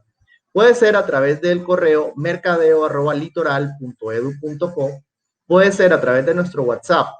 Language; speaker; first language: Spanish; native; Spanish